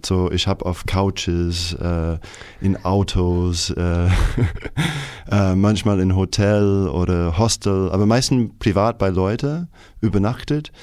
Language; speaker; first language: German; non-native, fluent; English